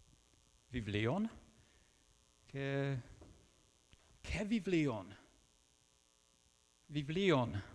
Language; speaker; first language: Greek; non-native, fluent; English